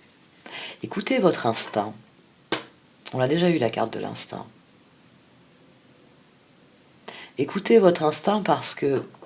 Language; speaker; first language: French; native; French